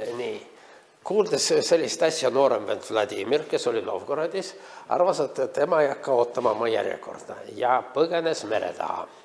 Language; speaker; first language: Estonian; non-native, local second language; Russian